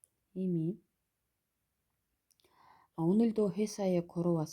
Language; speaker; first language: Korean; non-native, fluent; Kyrgyz